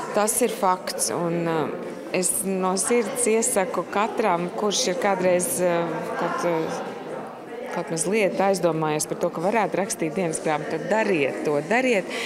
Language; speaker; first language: Latvian; native; Latvian